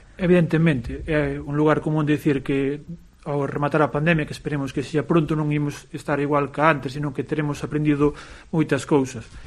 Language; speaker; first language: Galician; native; Galician